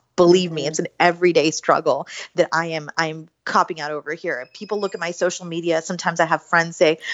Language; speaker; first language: English; native; English